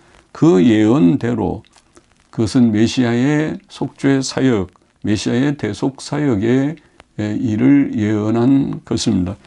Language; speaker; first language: Korean; native; Korean